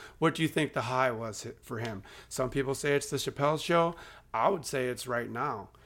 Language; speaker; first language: English; native; English